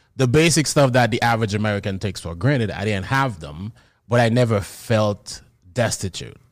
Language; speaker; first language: English; non-native, fluent; Haitian Creole